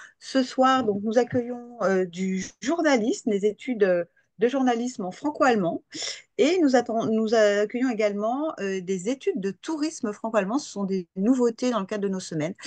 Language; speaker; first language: French; native; French